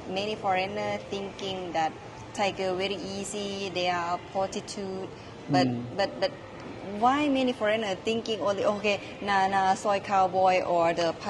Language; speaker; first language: English; non-native, learner; Thai